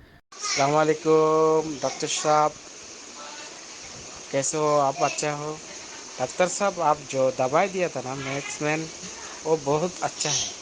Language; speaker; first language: Hindi; non-native, learner; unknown